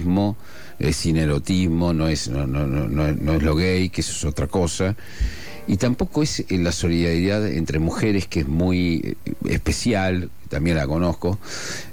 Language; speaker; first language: Spanish; non-native, local second language; Asturian